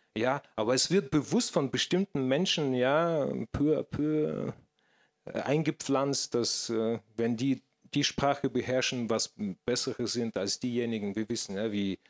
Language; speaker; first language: German; non-native, fluent; Russian